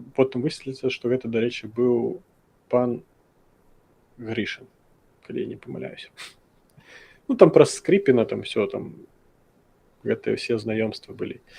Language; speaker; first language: Belarusian; non-native, local second language; Russian